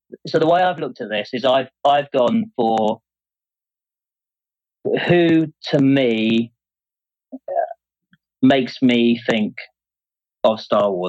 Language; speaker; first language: English; native; English